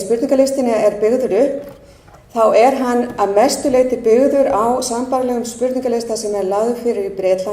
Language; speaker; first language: Icelandic; native; Icelandic